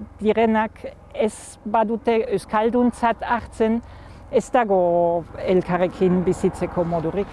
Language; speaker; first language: Basque; non-native, fluent; German